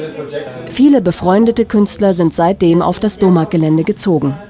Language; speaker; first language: German; native; German